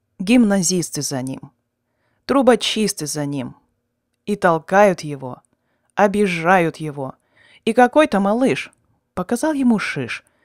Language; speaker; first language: Russian; native; Russian